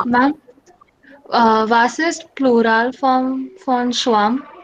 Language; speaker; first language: German; non-native, learner; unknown